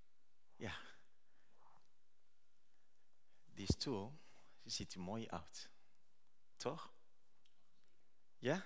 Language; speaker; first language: Dutch; non-native, learner; Rundi